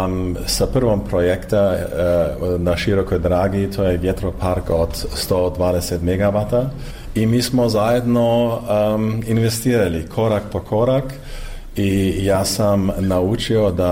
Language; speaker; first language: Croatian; early bilingual, heritage; Croatian